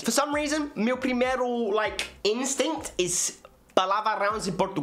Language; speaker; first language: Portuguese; non-native, learner; English